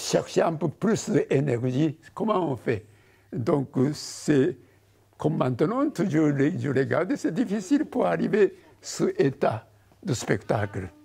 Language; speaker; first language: French; non-native, learner; Japanese